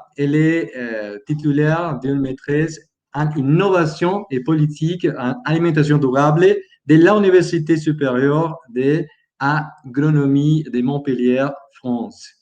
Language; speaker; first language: French; non-native, learner; Spanish